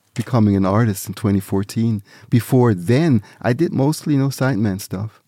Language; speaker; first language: English; early bilingual, other home language; Swiss German